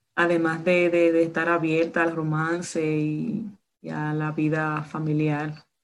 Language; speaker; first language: Spanish; native; Spanish